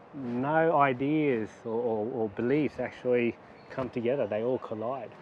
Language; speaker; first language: English; native; English